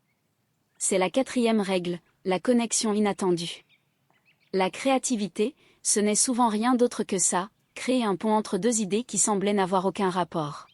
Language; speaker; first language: French; native; French